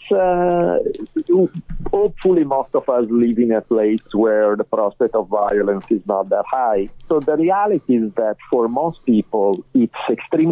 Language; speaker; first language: English; non-native, fluent; Italian